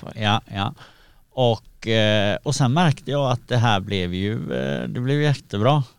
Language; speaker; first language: Swedish; native; Swedish